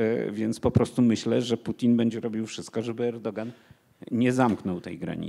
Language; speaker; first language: Polish; native; Polish